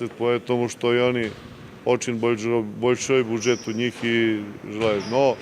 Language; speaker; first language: Russian; non-native, learner; Serbian